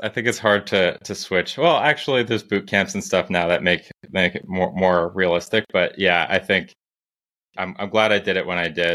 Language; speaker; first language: English; native; English